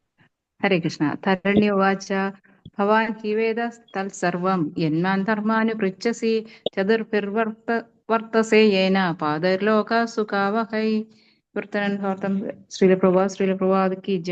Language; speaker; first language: Malayalam; native; Malayalam